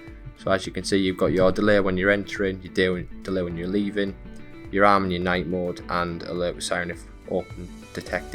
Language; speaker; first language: English; native; English